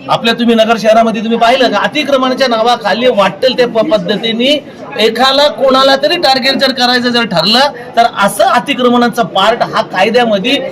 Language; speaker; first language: Marathi; native; Marathi